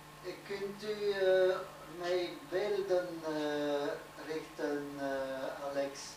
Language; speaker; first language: Dutch; non-native, learner; French